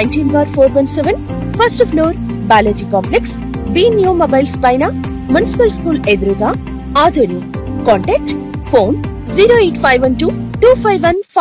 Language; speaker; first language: Telugu; native; Telugu